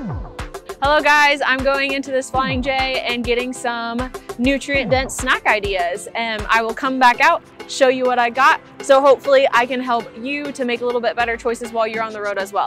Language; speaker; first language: English; native; English